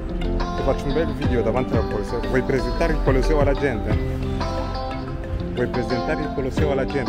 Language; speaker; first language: Italian; non-native, learner; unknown